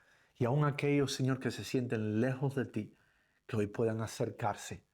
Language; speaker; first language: Spanish; native; Spanish